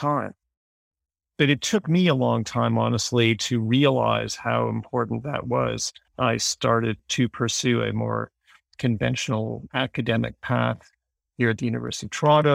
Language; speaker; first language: English; native; English